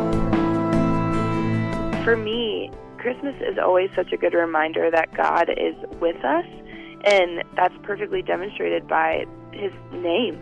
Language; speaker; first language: English; native; English